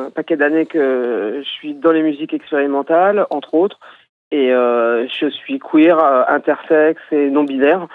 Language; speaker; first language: French; native; French